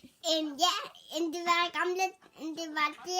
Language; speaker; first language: Danish; early bilingual, other home language; Vietnamese